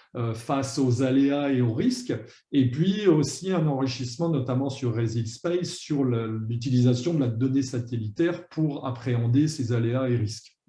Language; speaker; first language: French; native; French